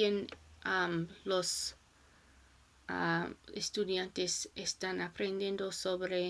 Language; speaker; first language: Spanish; non-native, learner; English